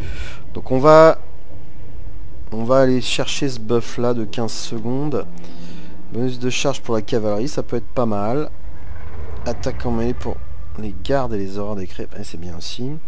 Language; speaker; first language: French; native; French